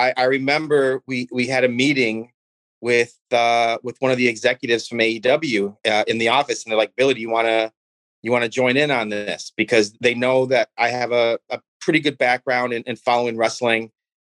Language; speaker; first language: English; native; English